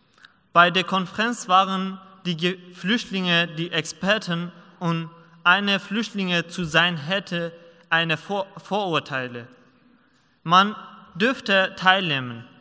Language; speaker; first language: German; non-native, learner; Persian